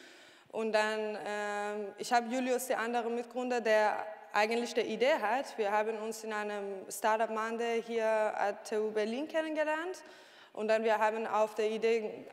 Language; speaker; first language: German; non-native, learner; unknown